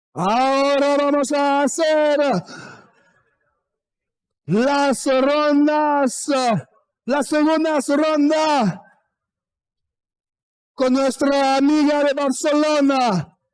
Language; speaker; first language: Spanish; non-native, learner; French